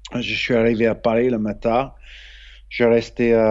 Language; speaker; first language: French; non-native, fluent; English